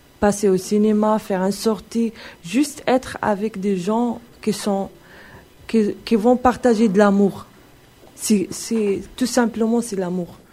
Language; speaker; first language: French; non-native, local second language; Arabic